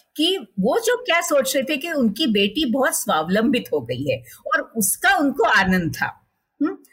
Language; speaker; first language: Hindi; non-native, local second language; Marathi